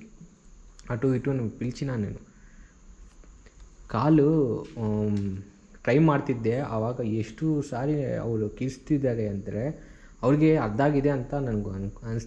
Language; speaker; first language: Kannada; non-native, local second language; Telugu